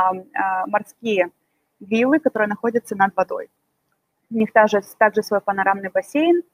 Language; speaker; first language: Russian; native; Russian